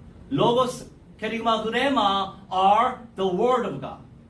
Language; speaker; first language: English; non-native, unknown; Korean